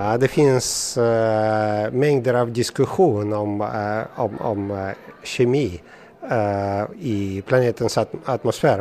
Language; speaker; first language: Swedish; non-native, fluent; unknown